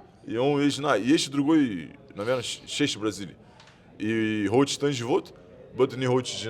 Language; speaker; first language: Russian; non-native, learner; Portuguese